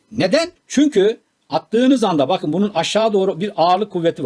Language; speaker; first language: Turkish; native; Turkish